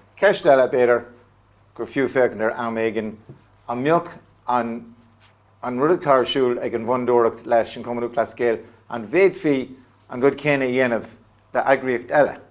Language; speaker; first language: Irish; non-native, local second language; English